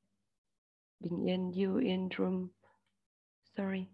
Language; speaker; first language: English; non-native, learner; Vietnamese